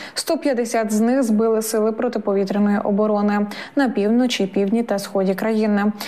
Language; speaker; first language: Ukrainian; native; Ukrainian